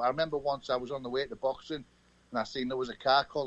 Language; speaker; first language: English; native; English